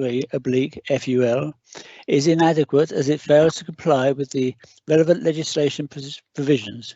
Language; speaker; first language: English; native; English